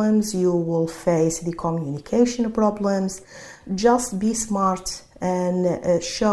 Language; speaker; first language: English; non-native, fluent; Arabic